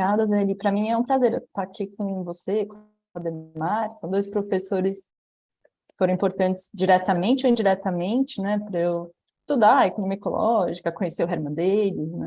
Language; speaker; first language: Portuguese; native; Portuguese